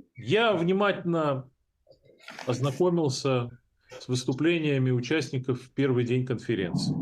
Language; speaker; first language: Russian; native; Russian